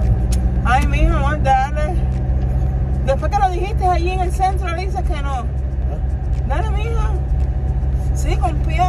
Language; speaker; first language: Spanish; native; Spanish